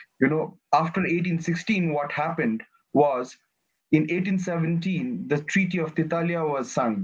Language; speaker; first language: English; non-native, local second language; Nepali